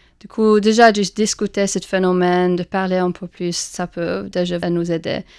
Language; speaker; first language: French; non-native, fluent; English